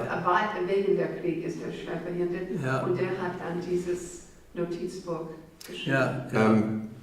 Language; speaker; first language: German; non-native, fluent; English